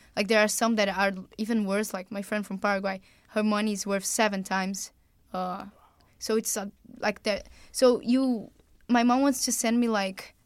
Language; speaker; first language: English; non-native, fluent; Portuguese